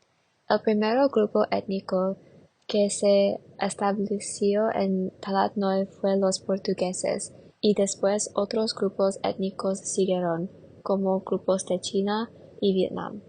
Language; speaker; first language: Spanish; non-native, learner; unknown